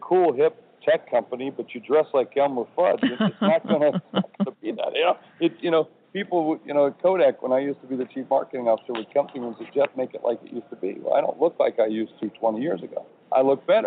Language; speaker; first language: English; native; English